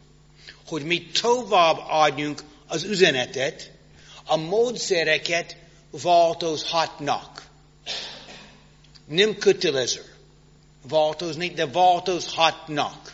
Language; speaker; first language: Hungarian; non-native, fluent; English